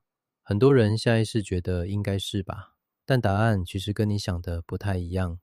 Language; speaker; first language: Chinese; native; Chinese